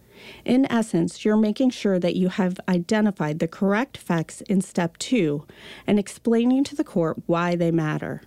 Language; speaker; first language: English; native; English